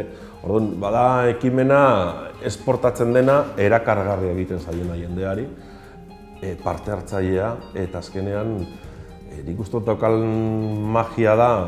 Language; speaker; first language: Basque; native; Basque